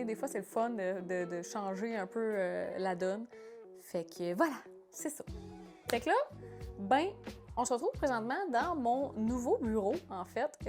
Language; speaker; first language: French; native; French